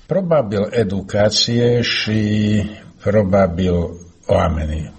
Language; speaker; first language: Romanian; non-native, fluent; Slovak